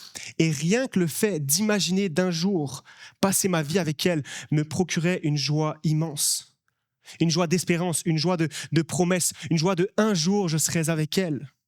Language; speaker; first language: French; native; French